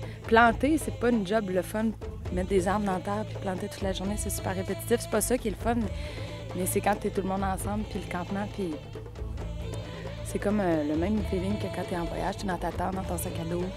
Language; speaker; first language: French; native; French